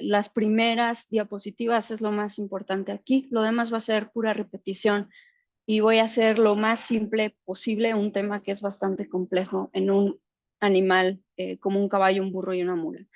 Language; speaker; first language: Spanish; native; Spanish